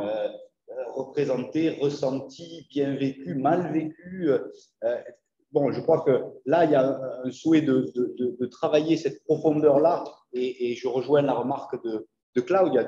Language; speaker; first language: French; native; French